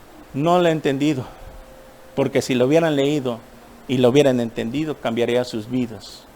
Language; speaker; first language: Spanish; native; Spanish